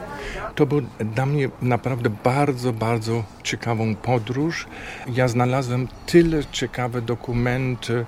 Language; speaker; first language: Polish; non-native, fluent; German